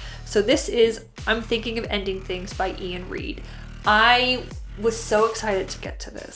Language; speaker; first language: English; native; English